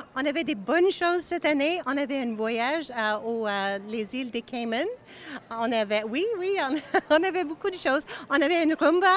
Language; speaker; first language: French; non-native, learner; English